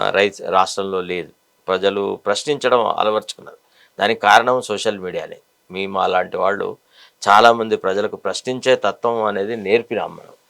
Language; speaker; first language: Telugu; native; Telugu